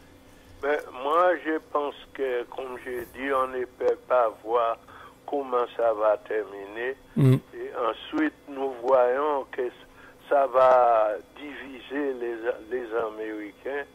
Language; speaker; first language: French; non-native, fluent; English